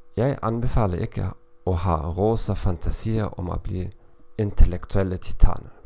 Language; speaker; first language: Norwegian; non-native, learner; German